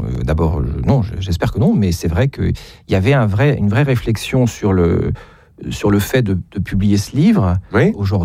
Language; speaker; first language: French; native; French